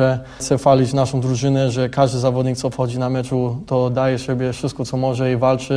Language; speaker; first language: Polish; early bilingual, heritage; English